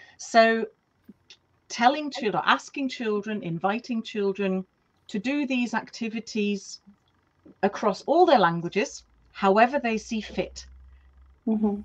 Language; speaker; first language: English; non-native, fluent; German